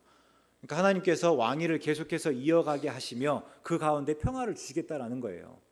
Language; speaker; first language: Korean; native; Korean